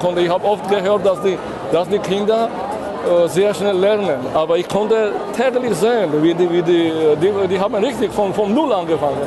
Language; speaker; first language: German; non-native, fluent; Georgian